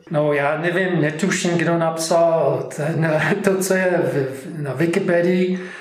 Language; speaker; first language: Czech; non-native, fluent; English